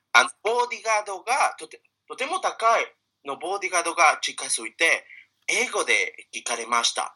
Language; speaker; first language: Japanese; non-native, fluent; Spanish